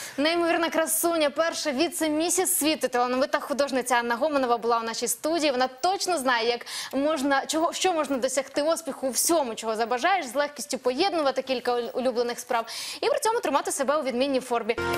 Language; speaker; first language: Ukrainian; native; Ukrainian